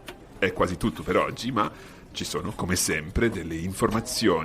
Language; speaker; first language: Italian; non-native, fluent; English